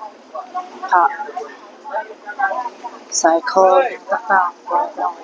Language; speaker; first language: Thai; non-native, local second language; Northeastern Thai